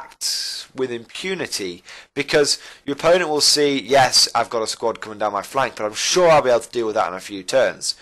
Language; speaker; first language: English; native; English